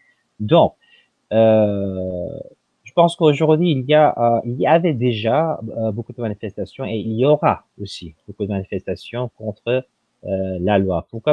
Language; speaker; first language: French; non-native, fluent; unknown